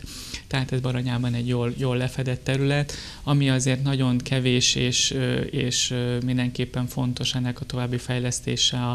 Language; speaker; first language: Hungarian; native; Hungarian